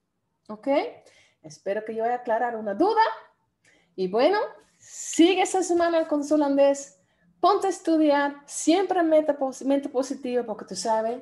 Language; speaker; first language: Spanish; non-native, fluent; Dutch